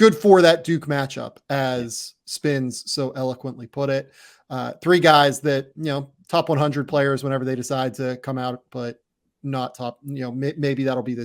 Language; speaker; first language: English; native; English